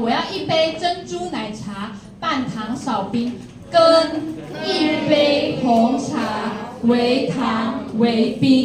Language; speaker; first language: Chinese; non-native, fluent; Filipino